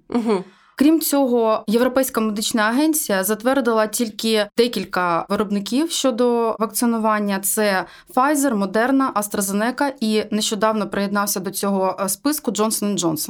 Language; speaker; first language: Ukrainian; native; Ukrainian